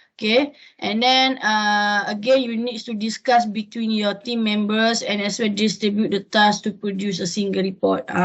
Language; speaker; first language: English; non-native, local second language; Malay